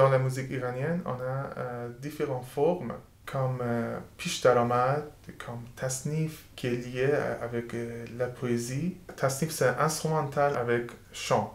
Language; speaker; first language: French; non-native, learner; Persian